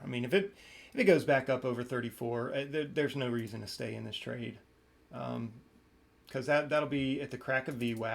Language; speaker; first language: English; native; English